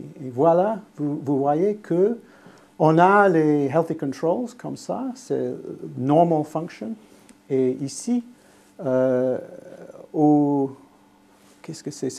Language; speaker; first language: French; non-native, fluent; English